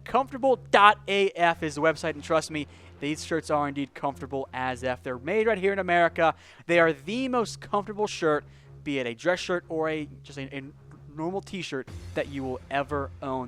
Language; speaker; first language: English; native; English